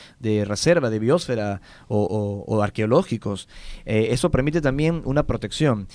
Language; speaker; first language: Spanish; native; Spanish